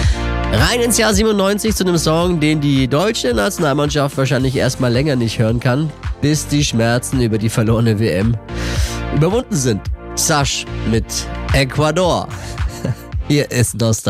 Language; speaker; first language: German; native; German